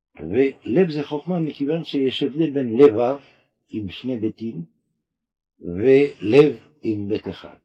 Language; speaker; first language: Hebrew; non-native, fluent; French